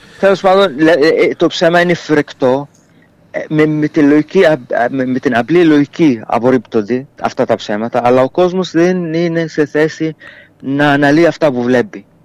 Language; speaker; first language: Greek; non-native, fluent; Arabic